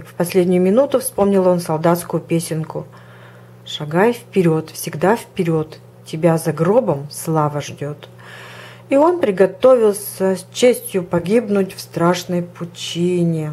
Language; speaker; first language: Russian; native; Russian